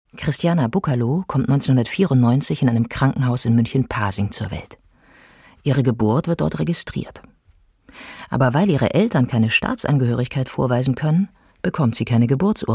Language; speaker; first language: German; native; German